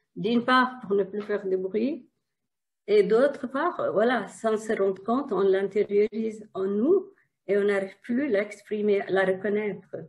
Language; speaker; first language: French; non-native, fluent; Tigrinya